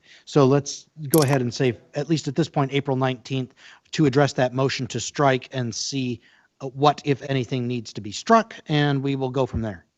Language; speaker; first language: English; native; English